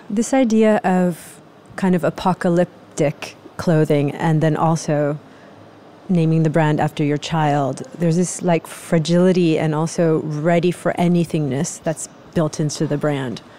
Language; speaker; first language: English; native; English